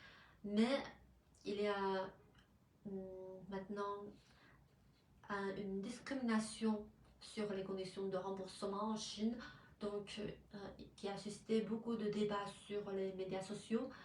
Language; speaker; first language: French; non-native, fluent; Chinese